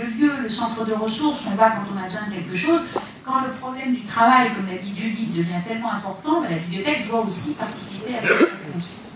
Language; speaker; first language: French; native; French